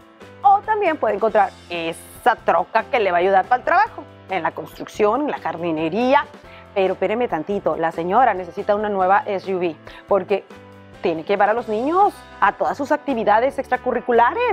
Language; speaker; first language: Spanish; native; Spanish